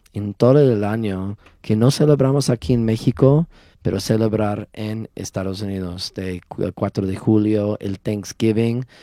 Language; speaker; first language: Spanish; non-native, learner; English